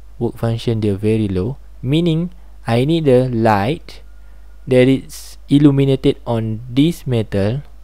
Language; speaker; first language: English; non-native, local second language; Malay